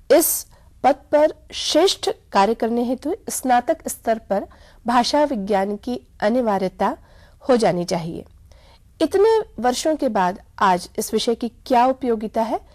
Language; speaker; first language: Hindi; native; Hindi